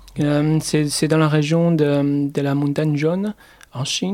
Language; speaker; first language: French; non-native, fluent; Chinese